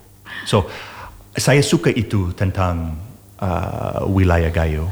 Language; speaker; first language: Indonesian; non-native, learner; English